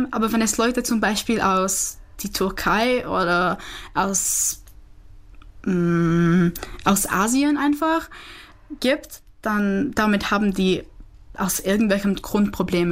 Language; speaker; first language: German; non-native, fluent; Czech